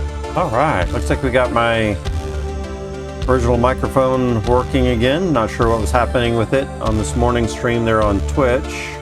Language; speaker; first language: English; native; English